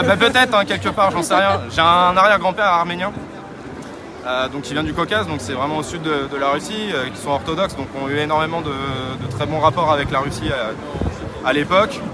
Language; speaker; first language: French; native; French